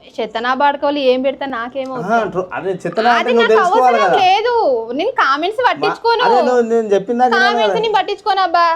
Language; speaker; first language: Telugu; native; Telugu